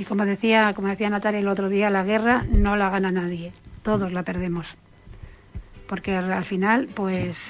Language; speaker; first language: Spanish; native; Spanish